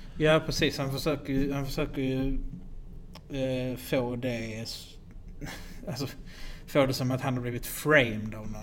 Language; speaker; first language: Swedish; native; Swedish